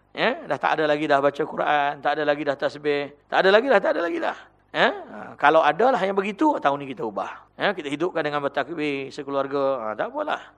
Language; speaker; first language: Malay; native; Malay